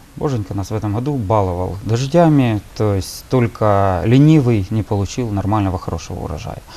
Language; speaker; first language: Russian; native; Russian